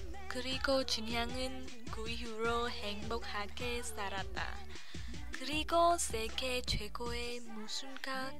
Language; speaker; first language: Korean; non-native, learner; English